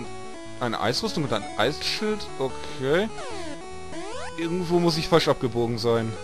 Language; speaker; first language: German; native; German